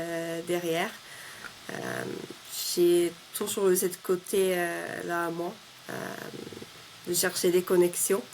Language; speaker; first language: French; non-native, fluent; Finnish